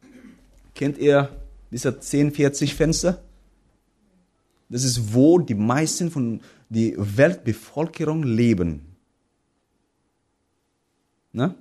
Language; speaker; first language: German; non-native, fluent; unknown